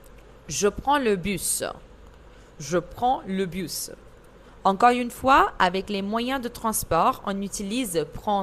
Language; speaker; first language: French; non-native, fluent; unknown